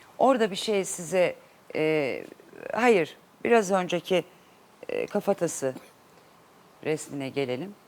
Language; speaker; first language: Turkish; native; Turkish